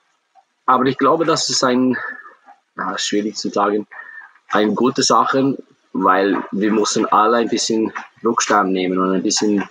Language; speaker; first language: German; non-native, fluent; English